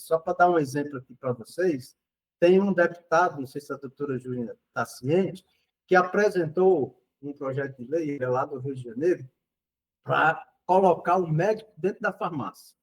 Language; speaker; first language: Portuguese; native; Portuguese